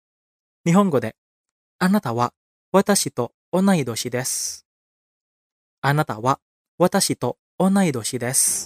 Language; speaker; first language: Japanese; non-native, fluent; Indonesian